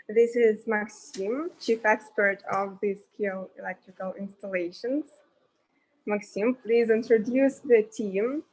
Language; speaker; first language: English; non-native, fluent; Russian